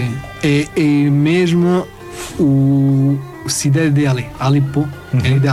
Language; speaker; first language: Portuguese; non-native, learner; Arabic